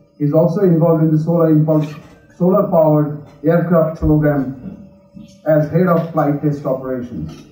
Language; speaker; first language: English; non-native, local second language; Bangla